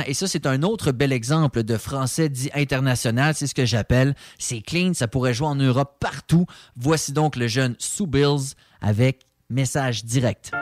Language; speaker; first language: French; native; French